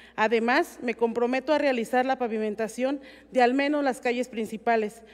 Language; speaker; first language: Spanish; native; Spanish